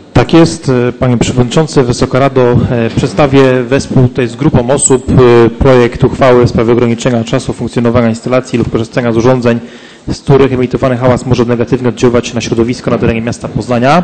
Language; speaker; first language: Polish; native; Polish